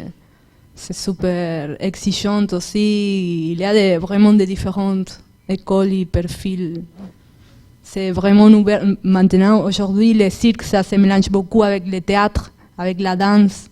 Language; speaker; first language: French; non-native, fluent; Spanish